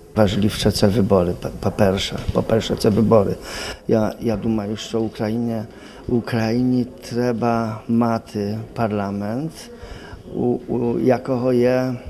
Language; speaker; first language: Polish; non-native, learner; Ukrainian